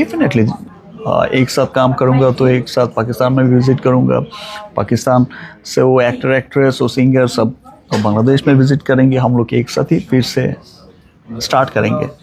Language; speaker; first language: Hindi; non-native, learner; Bangla